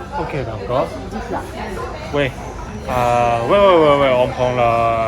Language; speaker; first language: French; non-native, learner; Thai